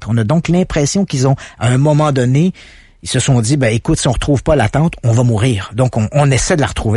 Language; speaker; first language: French; native; French